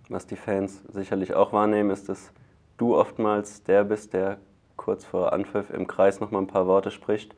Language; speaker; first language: German; native; German